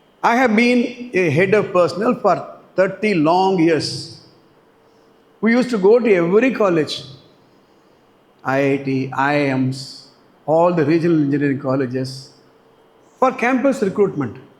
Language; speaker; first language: English; non-native, local second language; Tamil